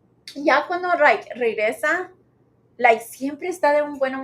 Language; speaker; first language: Spanish; early bilingual, heritage; Spanish